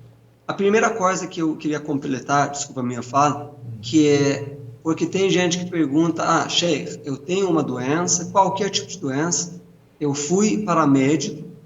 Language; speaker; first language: Portuguese; non-native, fluent; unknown